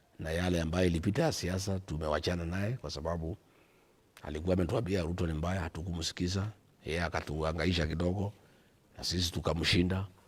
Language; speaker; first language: Swahili; non-native, local second language; Kikuyu